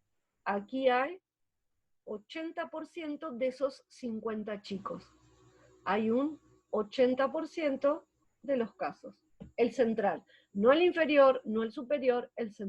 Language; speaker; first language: Spanish; native; Spanish